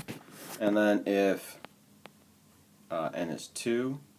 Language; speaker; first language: English; native; English